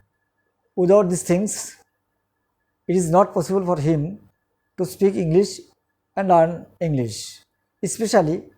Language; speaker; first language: English; non-native, local second language; Bangla